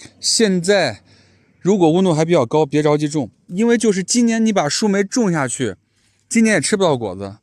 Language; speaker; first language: Chinese; native; Chinese